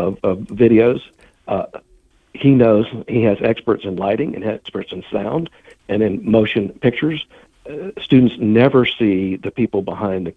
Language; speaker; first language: English; native; English